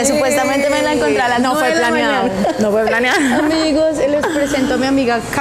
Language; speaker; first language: Spanish; native; Spanish